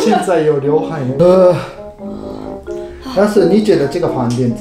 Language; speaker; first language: Chinese; non-native, fluent; Japanese